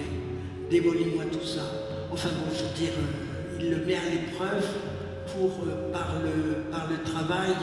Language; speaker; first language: French; native; French